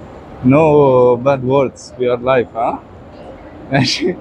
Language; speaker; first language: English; non-native, fluent; Arabic